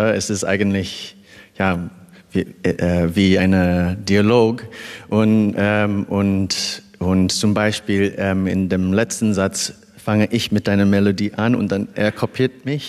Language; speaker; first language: German; non-native, fluent; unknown